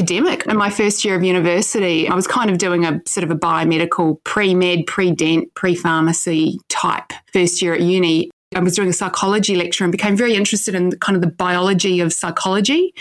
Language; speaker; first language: English; native; English